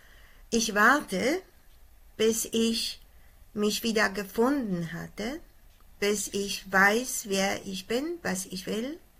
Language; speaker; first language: German; non-native, fluent; Polish